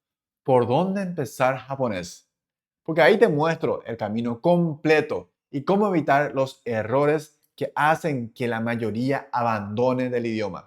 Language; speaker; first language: Spanish; non-native, fluent; Japanese